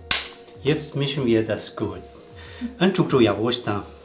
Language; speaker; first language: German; non-native, learner; Tibetan